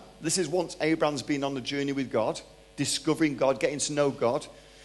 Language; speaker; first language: English; native; English